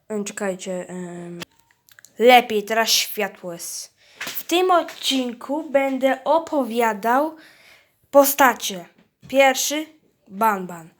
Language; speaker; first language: Polish; early bilingual, heritage; Polish